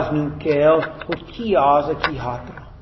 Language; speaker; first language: Hungarian; non-native, fluent; English